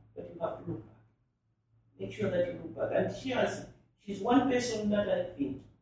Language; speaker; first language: English; non-native, local second language; Nyanja